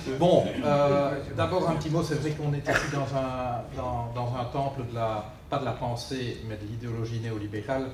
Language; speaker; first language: French; native; French